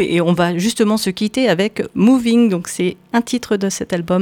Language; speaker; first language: French; native; French